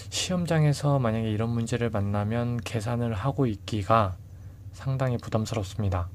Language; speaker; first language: Korean; native; Korean